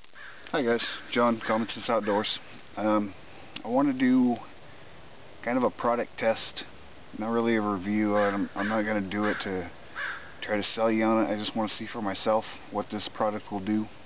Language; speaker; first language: English; native; English